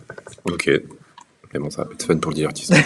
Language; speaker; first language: French; native; French